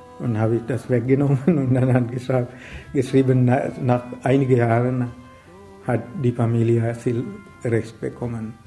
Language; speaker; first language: German; non-native, learner; Sinhala